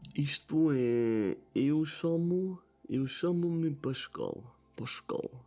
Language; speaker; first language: Portuguese; non-native, learner; German